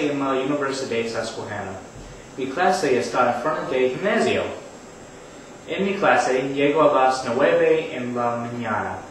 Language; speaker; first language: Spanish; non-native, learner; English